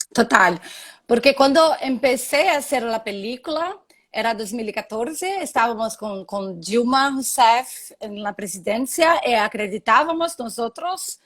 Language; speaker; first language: Spanish; non-native, learner; Portuguese